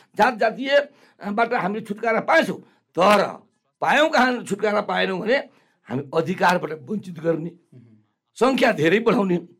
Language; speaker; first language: Nepali; non-native, local second language; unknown